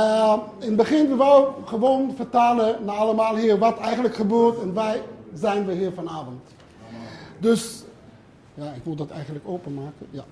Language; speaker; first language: Dutch; non-native, learner; Hebrew